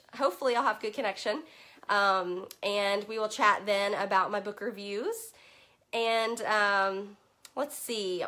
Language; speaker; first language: English; native; English